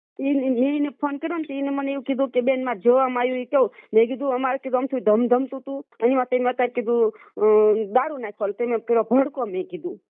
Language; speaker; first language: Gujarati; native; Gujarati